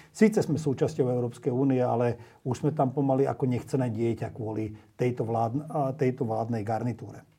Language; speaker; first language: Slovak; non-native, local second language; Hungarian